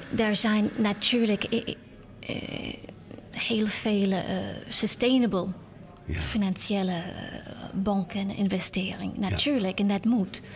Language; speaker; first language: Dutch; non-native, learner; English